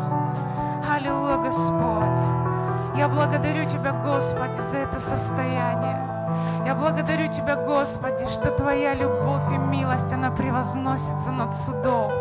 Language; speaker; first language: Russian; native; Russian